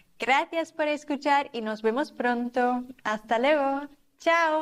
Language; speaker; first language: Spanish; non-native, fluent; German